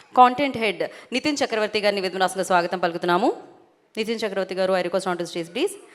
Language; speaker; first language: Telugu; native; Telugu